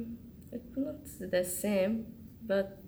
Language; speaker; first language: English; non-native, learner; Arabic